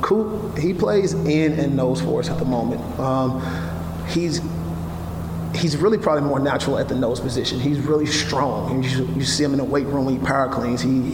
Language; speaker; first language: English; native; English